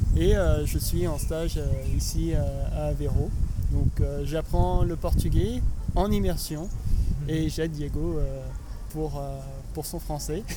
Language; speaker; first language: Portuguese; non-native, learner; French